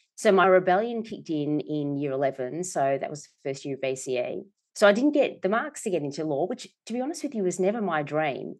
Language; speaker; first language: English; native; English